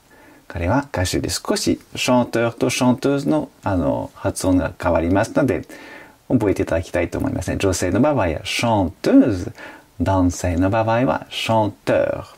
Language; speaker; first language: Japanese; non-native, fluent; French